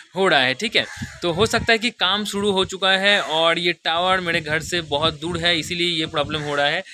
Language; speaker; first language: Hindi; non-native, local second language; Bangla